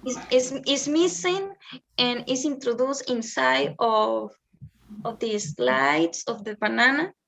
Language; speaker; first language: English; non-native, learner; Spanish